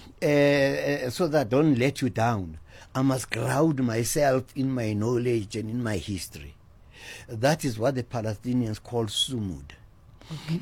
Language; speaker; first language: English; non-native, local second language; Zulu